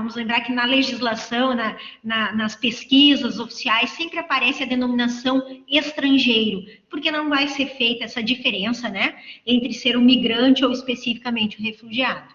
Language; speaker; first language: Portuguese; native; Portuguese